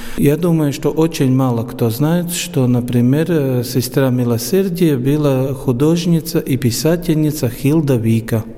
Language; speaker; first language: Russian; non-native, local second language; Latvian